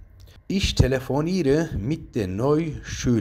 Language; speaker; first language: German; non-native, fluent; Turkish